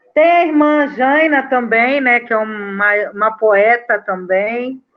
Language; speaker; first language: Portuguese; native; Portuguese